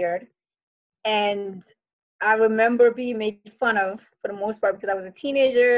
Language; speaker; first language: English; early bilingual, other home language; Fula